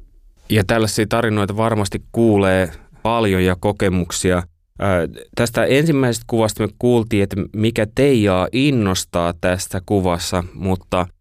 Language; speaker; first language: Finnish; native; Finnish